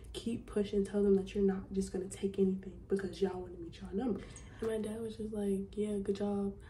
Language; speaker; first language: English; native; English